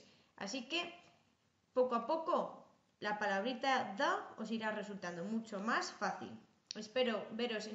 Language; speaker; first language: Spanish; non-native, fluent; English